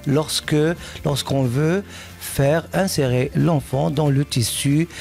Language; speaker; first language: French; non-native, local second language; Arabic